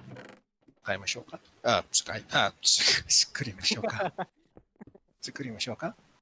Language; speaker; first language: Japanese; non-native, learner; English